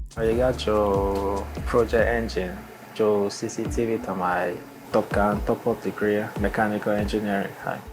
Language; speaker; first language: Cantonese; non-native, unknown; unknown